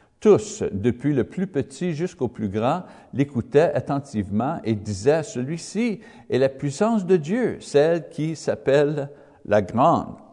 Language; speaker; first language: French; non-native, learner; English